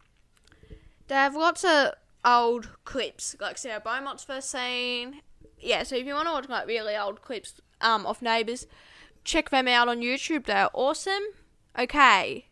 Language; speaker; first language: English; native; English